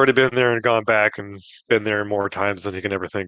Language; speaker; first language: English; native; English